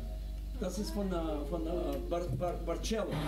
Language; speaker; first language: German; non-native, learner; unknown